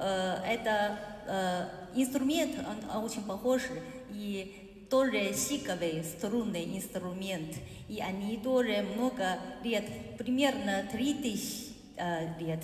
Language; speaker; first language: Russian; non-native, learner; Chinese